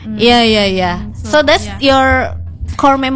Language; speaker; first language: English; non-native, learner; Indonesian